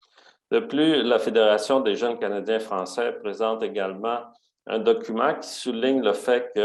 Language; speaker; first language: French; native; French